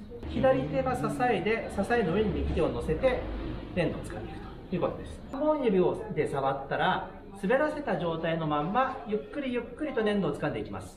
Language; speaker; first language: Japanese; native; Japanese